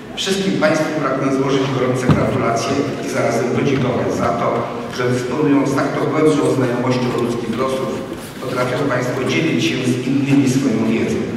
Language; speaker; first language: Polish; native; Polish